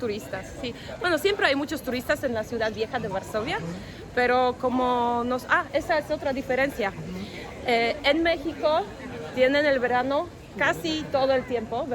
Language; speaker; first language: Spanish; non-native, fluent; Polish